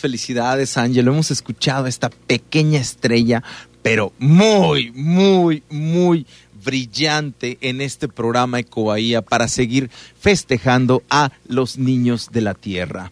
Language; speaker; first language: Spanish; native; Spanish